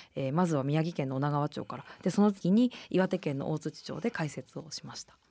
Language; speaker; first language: Japanese; native; Japanese